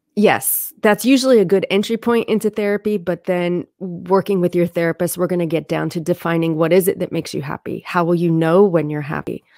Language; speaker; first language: English; native; English